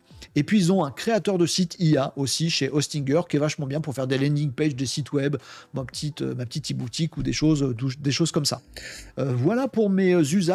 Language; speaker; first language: French; native; French